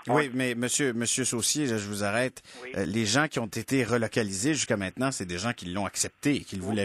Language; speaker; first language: French; native; French